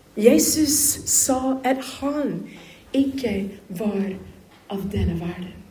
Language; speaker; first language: Norwegian; non-native, fluent; English